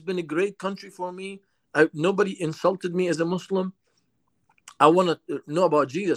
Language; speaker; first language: English; non-native, fluent; Arabic